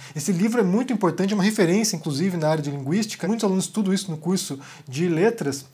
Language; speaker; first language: Portuguese; native; Portuguese